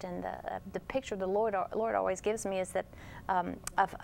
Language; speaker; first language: English; native; English